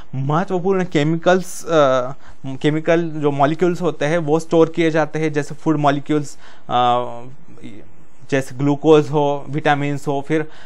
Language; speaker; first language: Hindi; non-native, local second language; Marathi